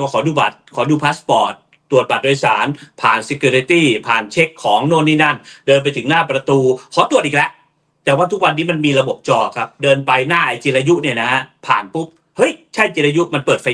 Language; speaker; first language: Thai; native; Thai